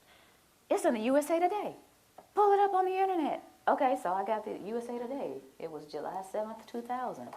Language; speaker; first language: English; native; English